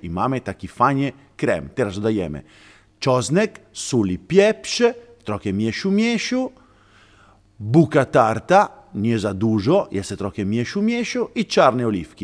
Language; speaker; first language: Polish; non-native, learner; Italian